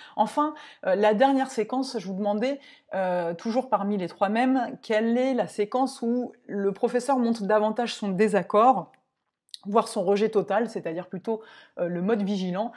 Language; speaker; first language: French; native; French